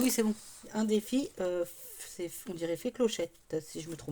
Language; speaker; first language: French; native; French